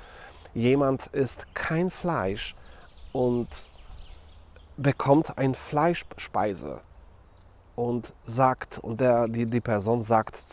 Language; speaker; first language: German; non-native, fluent; Polish